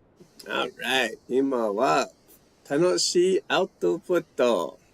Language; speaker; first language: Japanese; non-native, learner; English